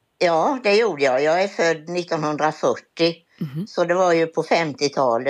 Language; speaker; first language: Swedish; native; Swedish